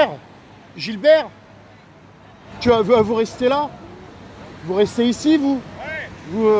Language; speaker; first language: French; native; French